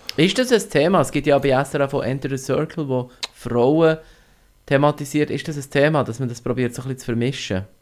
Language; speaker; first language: German; native; German